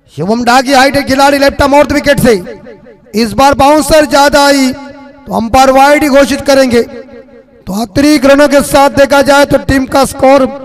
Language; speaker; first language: Hindi; non-native, local second language; Marathi